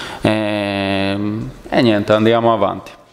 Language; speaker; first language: Italian; non-native, fluent; Polish